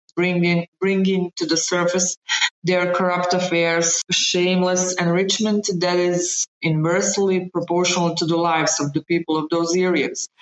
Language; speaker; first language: English; non-native, fluent; Bosnian